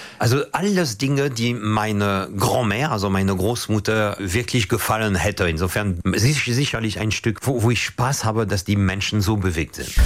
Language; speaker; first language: German; non-native, fluent; French